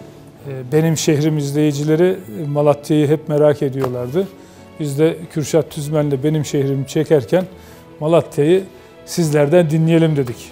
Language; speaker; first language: Turkish; native; Turkish